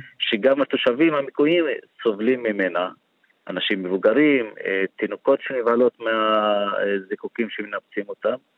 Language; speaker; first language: Hebrew; non-native, local second language; Arabic